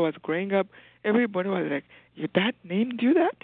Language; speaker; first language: English; non-native, local second language; Kinyarwanda